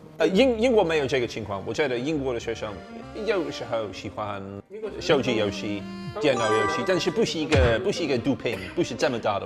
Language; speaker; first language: Chinese; non-native, learner; English